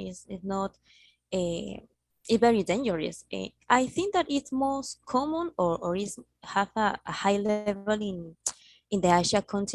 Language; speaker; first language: English; non-native, learner; Spanish